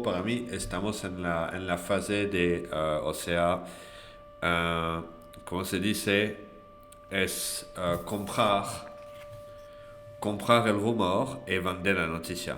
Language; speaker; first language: Spanish; non-native, fluent; French